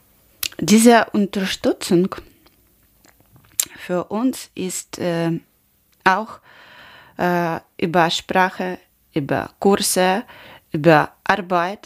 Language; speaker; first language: German; non-native, learner; Ukrainian